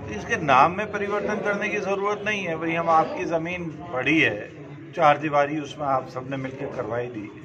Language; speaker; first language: Hindi; native; Hindi